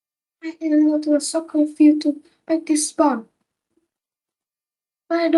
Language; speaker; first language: English; non-native, learner; Vietnamese